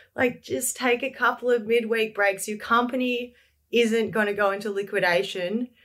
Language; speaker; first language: English; native; English